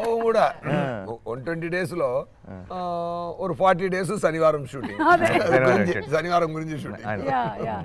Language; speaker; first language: Telugu; non-native, fluent; Tamil